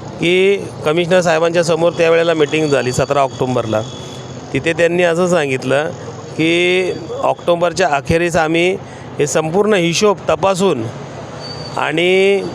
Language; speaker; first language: Marathi; native; Marathi